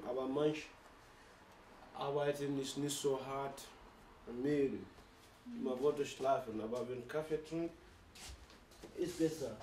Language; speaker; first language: German; non-native, learner; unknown